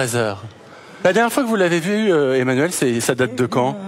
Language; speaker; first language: French; native; French